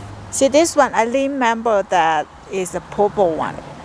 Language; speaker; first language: English; non-native, learner; Thai